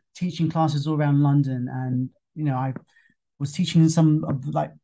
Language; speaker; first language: English; native; English